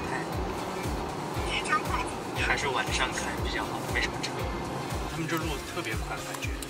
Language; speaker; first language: Chinese; native; Chinese